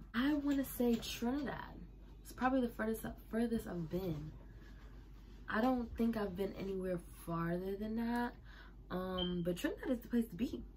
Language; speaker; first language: English; native; English